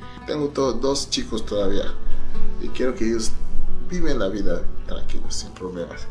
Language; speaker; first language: Spanish; non-native, fluent; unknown